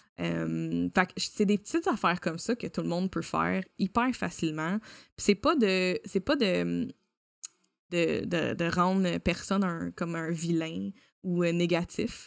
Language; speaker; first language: French; native; French